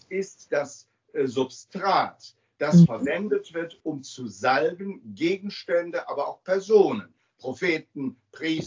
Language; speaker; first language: German; native; German